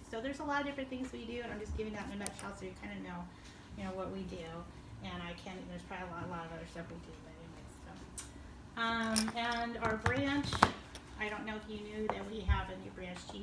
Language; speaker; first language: English; native; English